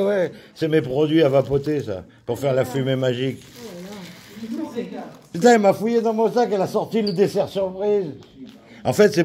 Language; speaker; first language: French; native; French